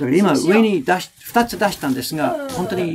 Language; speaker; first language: Japanese; non-native, fluent; English